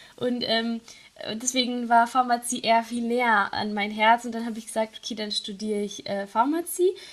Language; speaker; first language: German; non-native, fluent; Arabic